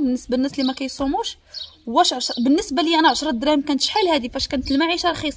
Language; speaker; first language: Arabic; native; Arabic